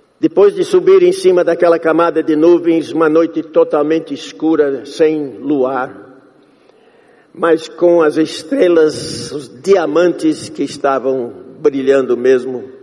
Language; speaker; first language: Portuguese; non-native, fluent; English